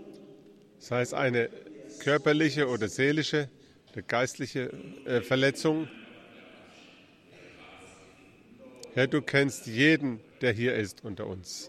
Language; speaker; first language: German; early bilingual, heritage; German